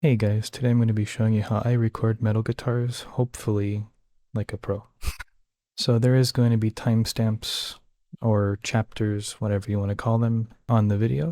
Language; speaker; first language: English; native; English